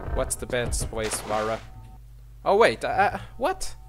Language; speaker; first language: English; non-native, fluent; Portuguese